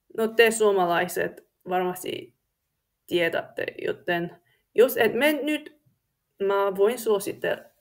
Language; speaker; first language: Finnish; non-native, learner; English